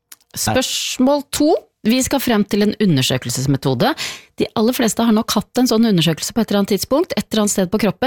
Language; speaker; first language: Norwegian; native; Norwegian